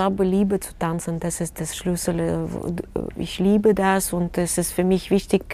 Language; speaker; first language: German; non-native, fluent; Russian